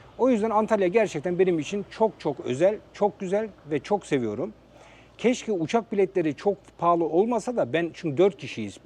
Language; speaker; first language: Turkish; early bilingual, heritage; Turkish